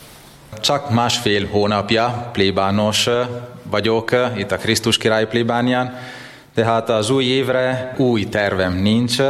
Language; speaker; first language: Hungarian; non-native, fluent; Italian